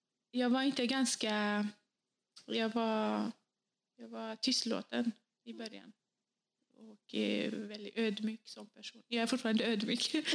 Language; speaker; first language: Swedish; non-native, fluent; Kurdish